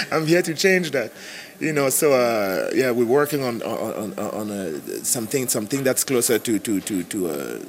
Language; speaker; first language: English; non-native, local second language; French